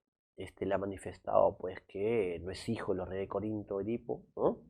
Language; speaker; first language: Spanish; native; Spanish